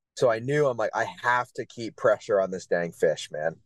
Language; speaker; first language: English; native; English